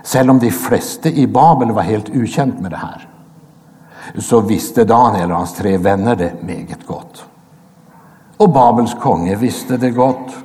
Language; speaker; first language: Swedish; native; Swedish